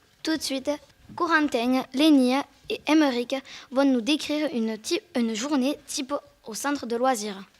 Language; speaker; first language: French; native; French